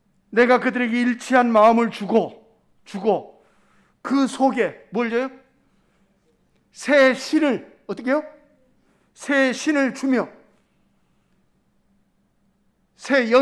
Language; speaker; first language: Korean; native; Korean